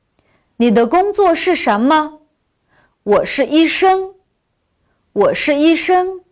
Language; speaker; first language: Chinese; non-native, local second language; Uyghur